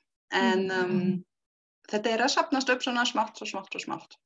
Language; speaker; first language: Icelandic; non-native, learner; German